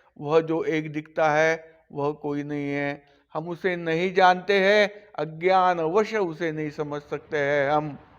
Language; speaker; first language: Hindi; non-native, local second language; Marathi